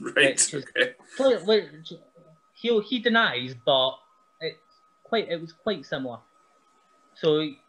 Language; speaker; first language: English; native; English